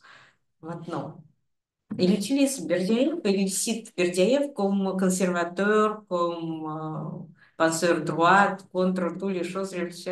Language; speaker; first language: French; non-native, fluent; Russian